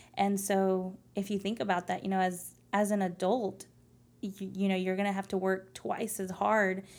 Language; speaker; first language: English; early bilingual, other home language; Spanish